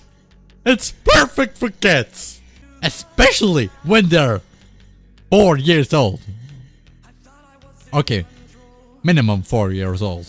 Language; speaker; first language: English; non-native, learner; German